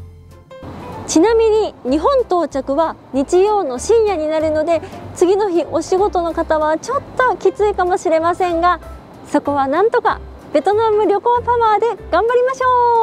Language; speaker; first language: Japanese; native; Japanese